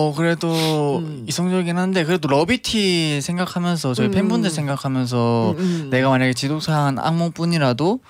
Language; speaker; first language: Korean; native; Korean